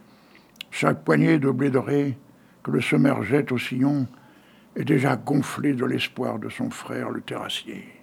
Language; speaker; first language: French; native; French